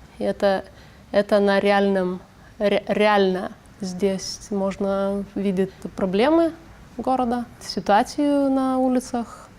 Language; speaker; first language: Russian; non-native, learner; Lithuanian